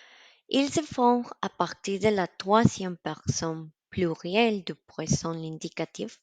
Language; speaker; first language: French; non-native, learner; Spanish